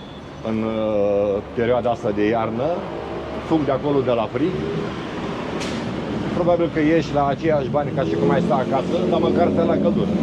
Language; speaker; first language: Romanian; native; Romanian